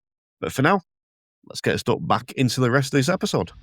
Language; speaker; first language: English; native; English